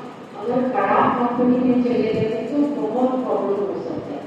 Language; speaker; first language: Hindi; non-native, local second language; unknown